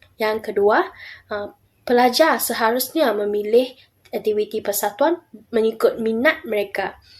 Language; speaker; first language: Malay; non-native, local second language; Chinese